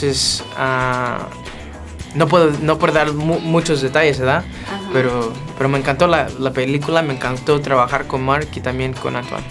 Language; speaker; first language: Spanish; early bilingual, heritage; English